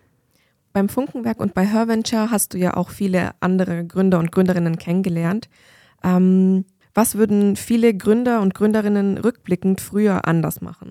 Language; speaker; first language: German; native; German